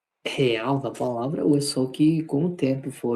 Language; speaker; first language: Portuguese; non-native, fluent; Spanish